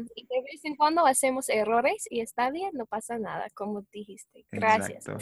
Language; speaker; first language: Spanish; non-native, fluent; English